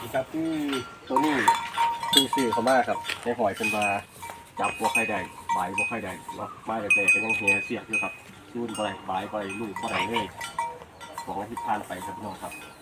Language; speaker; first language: Thai; native; Thai